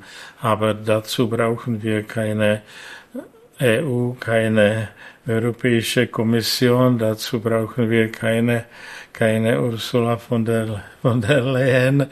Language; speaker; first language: German; non-native, fluent; Czech